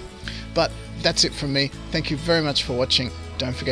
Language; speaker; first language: English; native; English